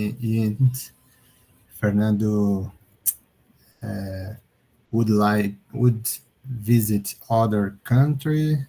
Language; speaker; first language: English; non-native, learner; Portuguese